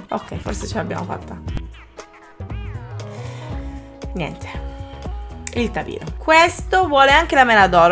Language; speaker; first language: Italian; native; Italian